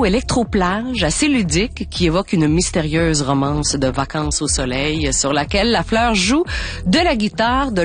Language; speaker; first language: French; native; French